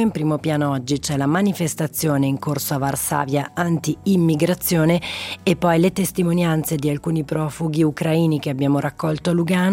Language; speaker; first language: Italian; native; Italian